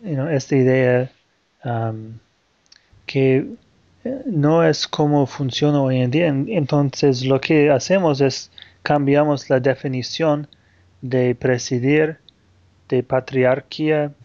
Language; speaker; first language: Spanish; non-native, fluent; Portuguese